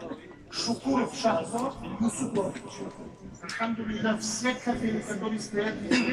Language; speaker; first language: Russian; non-native, learner; Tajik